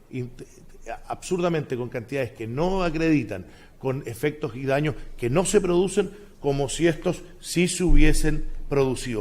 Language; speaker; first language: Spanish; native; Spanish